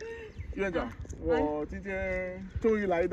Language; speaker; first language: Chinese; non-native, fluent; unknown